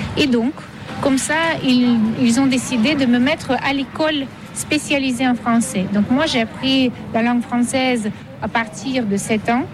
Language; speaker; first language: French; non-native, fluent; Russian